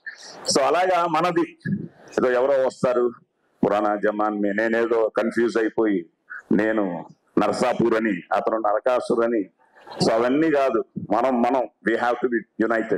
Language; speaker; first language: Telugu; native; Telugu